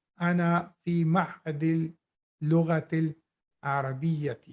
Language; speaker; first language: Arabic; non-native, fluent; Urdu